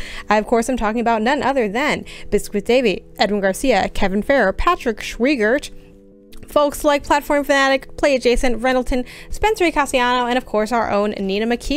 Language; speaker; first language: English; native; English